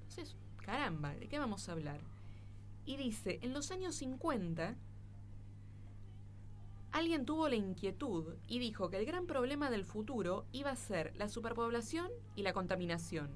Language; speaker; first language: Spanish; native; Spanish